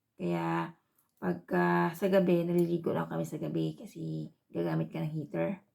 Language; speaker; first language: Filipino; native; Filipino